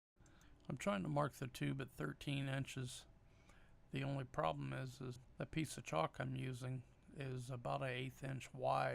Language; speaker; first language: English; native; English